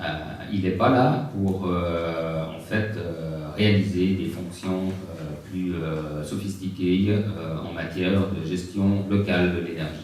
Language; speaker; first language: French; native; French